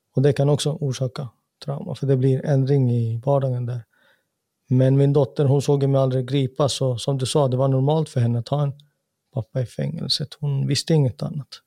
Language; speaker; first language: Swedish; native; Swedish